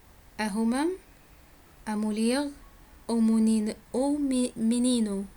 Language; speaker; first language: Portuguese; non-native, learner; Arabic